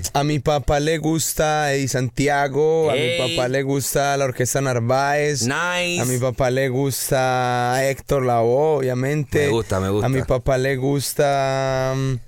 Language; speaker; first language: Spanish; native; Spanish